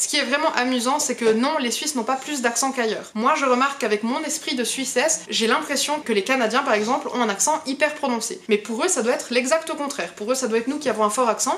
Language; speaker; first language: French; early bilingual, other home language; Hebrew